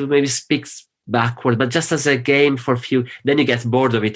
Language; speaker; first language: English; non-native, fluent; Italian